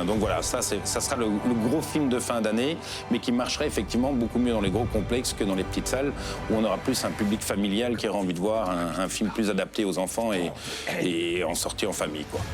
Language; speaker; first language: French; native; French